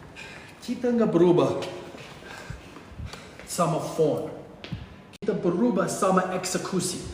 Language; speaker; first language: Indonesian; non-native, fluent; English